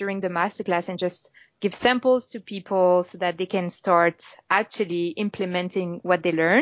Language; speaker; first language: English; non-native, fluent; French